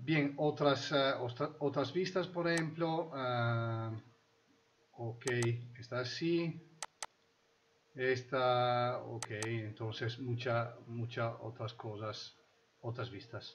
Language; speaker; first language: Spanish; non-native, fluent; Italian